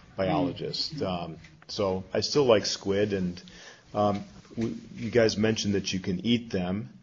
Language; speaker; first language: English; native; English